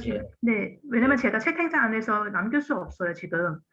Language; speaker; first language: Korean; non-native, fluent; Cantonese